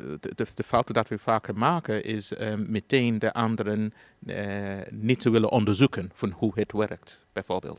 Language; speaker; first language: Dutch; non-native, fluent; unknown